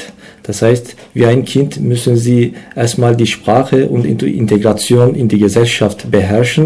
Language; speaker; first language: German; non-native, learner; Turkish